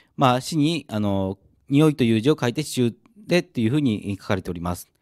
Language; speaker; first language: Japanese; native; Japanese